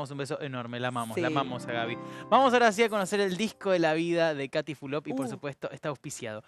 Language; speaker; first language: Spanish; native; Spanish